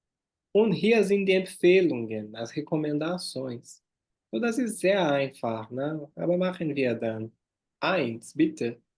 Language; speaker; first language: German; non-native, fluent; Portuguese